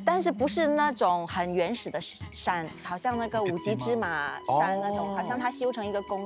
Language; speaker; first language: Chinese; native; Chinese